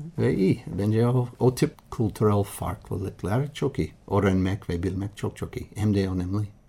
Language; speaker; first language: Turkish; non-native, learner; English